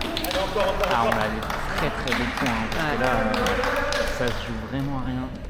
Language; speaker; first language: French; native; French